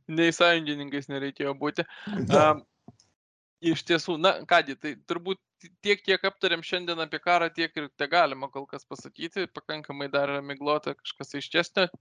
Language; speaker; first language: Lithuanian; native; Lithuanian